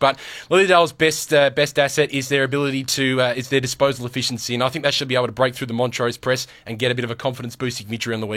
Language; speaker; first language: English; native; English